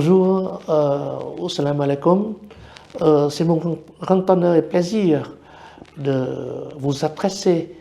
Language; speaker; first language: French; non-native, fluent; Vietnamese